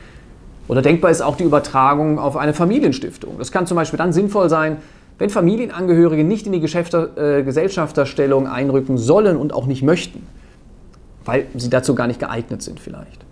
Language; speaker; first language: German; native; German